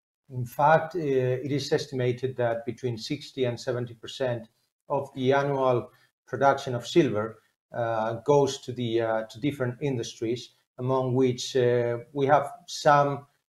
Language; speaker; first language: English; non-native, fluent; Spanish